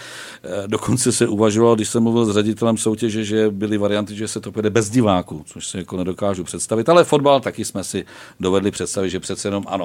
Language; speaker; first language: Czech; native; Czech